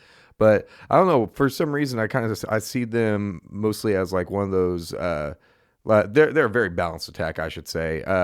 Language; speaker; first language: English; native; English